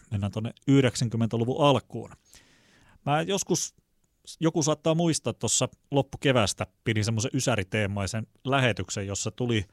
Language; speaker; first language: Finnish; native; Finnish